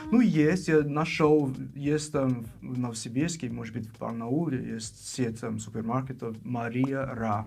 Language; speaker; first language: Russian; non-native, fluent; English